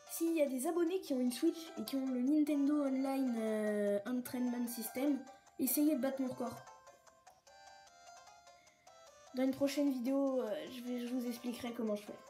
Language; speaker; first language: French; native; French